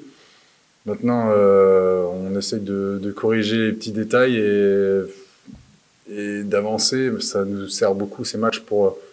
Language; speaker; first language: French; native; French